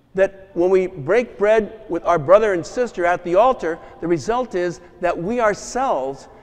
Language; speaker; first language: English; native; English